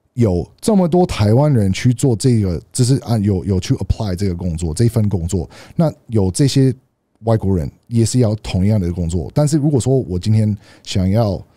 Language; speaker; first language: Chinese; non-native, fluent; English